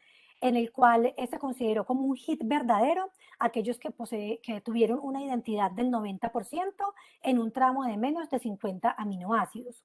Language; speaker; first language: Spanish; native; Spanish